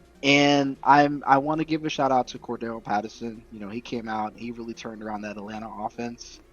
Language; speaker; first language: English; native; English